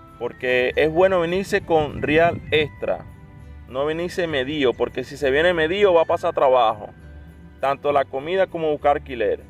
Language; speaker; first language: Spanish; native; Spanish